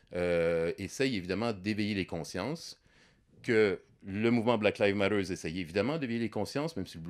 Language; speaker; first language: French; native; French